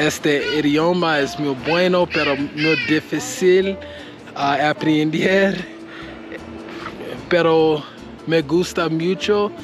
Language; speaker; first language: Spanish; non-native, learner; English